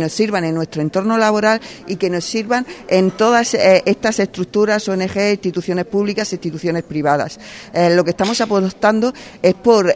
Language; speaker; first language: Spanish; native; Spanish